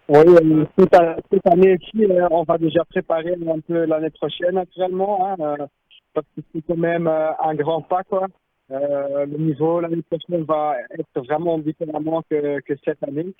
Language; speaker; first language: French; non-native, local second language; Dutch